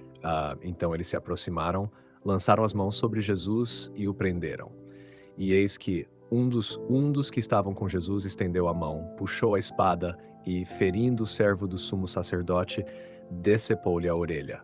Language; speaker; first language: Portuguese; native; Portuguese